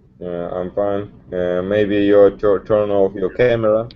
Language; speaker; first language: English; non-native, learner; Russian